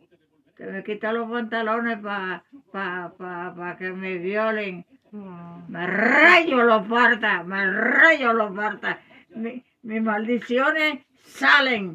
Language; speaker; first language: Spanish; native; Spanish